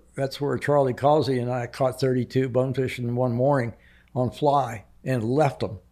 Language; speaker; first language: English; native; English